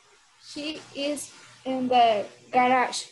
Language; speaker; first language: English; non-native, learner; Spanish